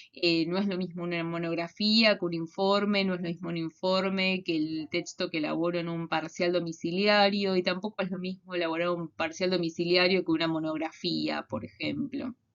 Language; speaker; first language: Spanish; native; Spanish